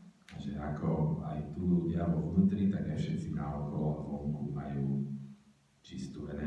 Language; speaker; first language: Slovak; native; Slovak